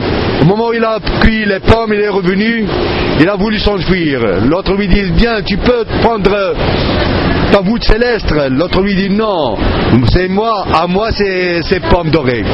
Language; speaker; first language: French; non-native, fluent; Arabic